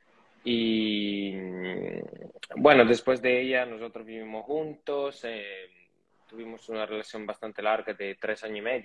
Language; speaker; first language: Spanish; non-native, fluent; Italian